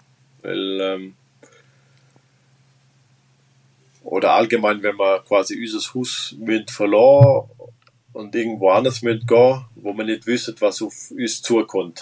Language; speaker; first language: German; non-native, local second language; Romansh